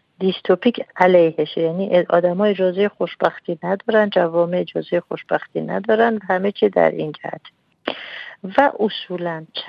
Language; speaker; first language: Persian; non-native, local second language; Armenian